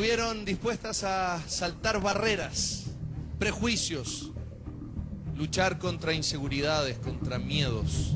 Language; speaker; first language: Spanish; native; Spanish